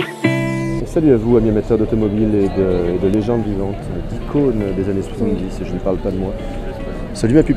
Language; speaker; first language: French; native; French